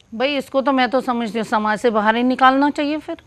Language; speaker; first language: Hindi; native; Hindi